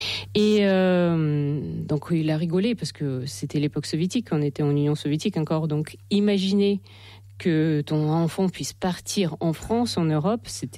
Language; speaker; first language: French; non-native, fluent; Ukrainian